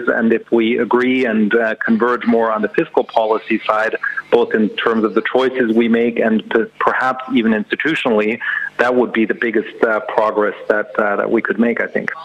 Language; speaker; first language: English; non-native, fluent; German